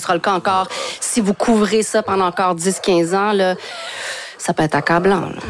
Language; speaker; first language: French; native; French